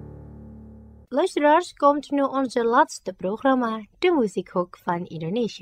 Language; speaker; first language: Dutch; non-native, fluent; Indonesian